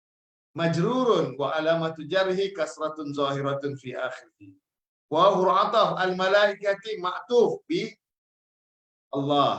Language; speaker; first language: Arabic; non-native, fluent; Malay